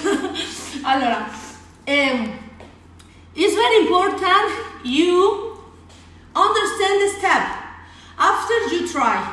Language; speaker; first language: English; non-native, learner; Spanish